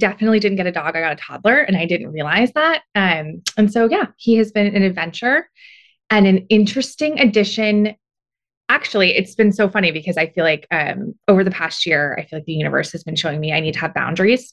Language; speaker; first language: English; native; English